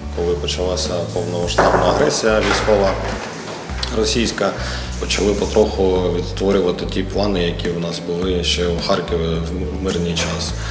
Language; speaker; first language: Ukrainian; native; Ukrainian